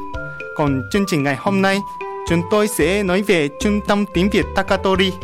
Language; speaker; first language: Vietnamese; non-native, learner; Japanese